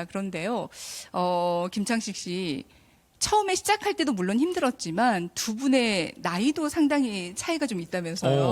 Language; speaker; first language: Korean; native; Korean